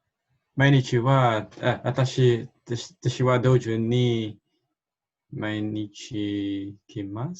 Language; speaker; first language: Japanese; non-native, learner; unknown